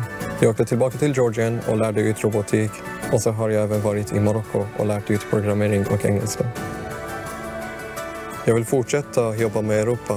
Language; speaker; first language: Swedish; early bilingual, other home language; Persian